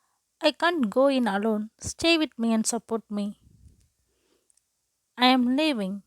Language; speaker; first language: English; non-native, local second language; Tamil